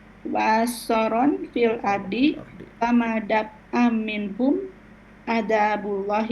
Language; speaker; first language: Arabic; non-native, learner; Indonesian